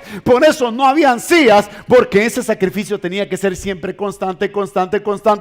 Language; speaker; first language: Spanish; native; Spanish